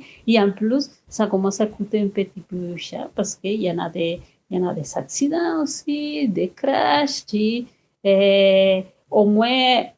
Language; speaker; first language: French; non-native, fluent; Spanish